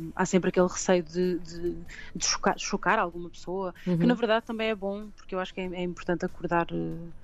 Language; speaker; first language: Portuguese; native; Portuguese